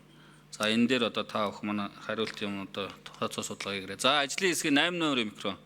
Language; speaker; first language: Mongolian; native; Mongolian